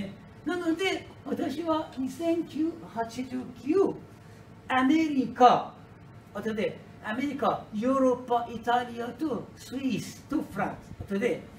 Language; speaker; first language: Japanese; non-native, learner; Persian